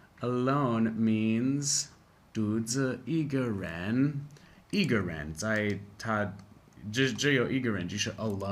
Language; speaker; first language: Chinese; non-native, fluent; English